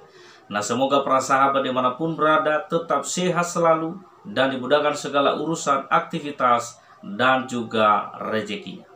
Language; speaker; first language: Indonesian; native; Indonesian